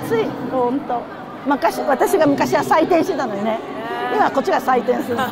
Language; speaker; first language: Japanese; native; Japanese